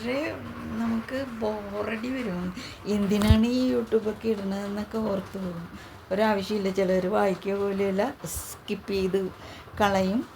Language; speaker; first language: Malayalam; native; Malayalam